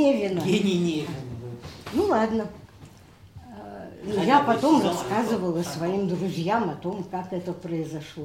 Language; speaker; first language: Russian; native; Russian